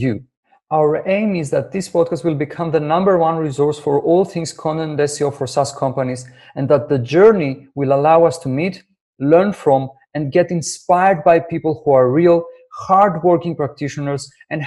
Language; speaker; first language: English; non-native, fluent; Greek